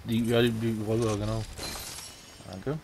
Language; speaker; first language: German; native; German